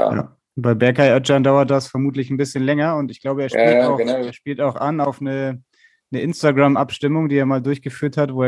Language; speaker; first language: German; native; German